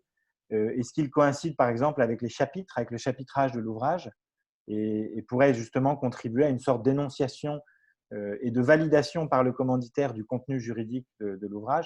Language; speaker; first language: French; native; French